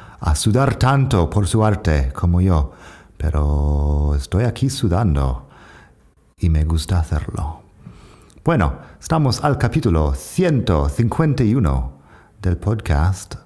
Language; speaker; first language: Spanish; non-native, fluent; English